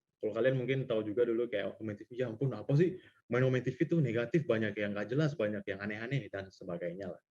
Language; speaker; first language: Indonesian; native; Indonesian